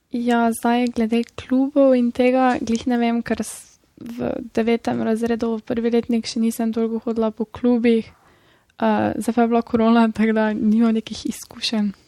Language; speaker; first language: Slovenian; native; Slovenian